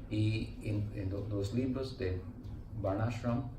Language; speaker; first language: Spanish; non-native, learner; English